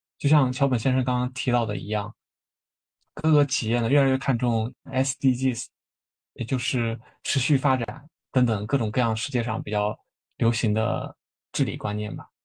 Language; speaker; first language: Chinese; native; Chinese